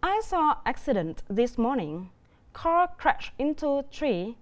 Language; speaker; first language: English; non-native, fluent; Vietnamese